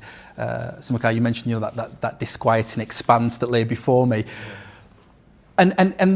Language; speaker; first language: English; native; English